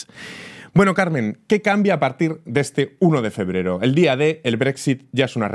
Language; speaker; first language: Spanish; native; Spanish